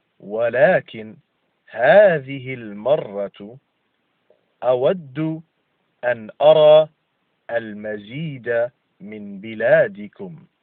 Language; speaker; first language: Arabic; non-native, fluent; English